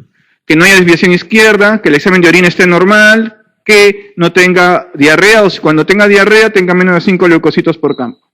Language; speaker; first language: Spanish; native; Spanish